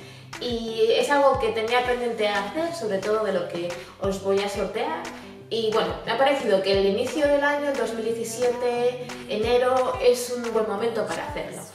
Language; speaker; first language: Spanish; native; Spanish